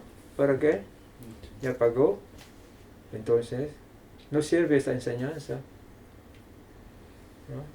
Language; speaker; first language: Spanish; non-native, fluent; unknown